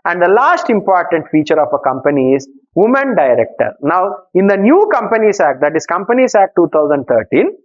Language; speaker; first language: English; non-native, local second language; Telugu